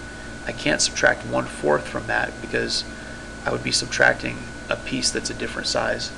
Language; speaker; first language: English; native; English